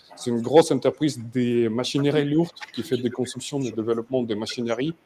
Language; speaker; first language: French; non-native, fluent; Russian